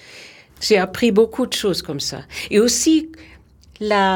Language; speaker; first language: French; non-native, fluent; German